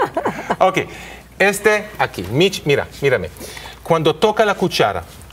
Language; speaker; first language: Spanish; non-native, learner; Hebrew